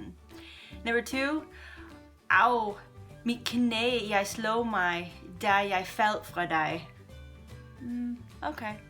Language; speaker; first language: Danish; non-native, learner; English